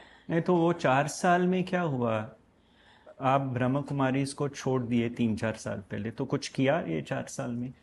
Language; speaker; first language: Hindi; non-native, learner; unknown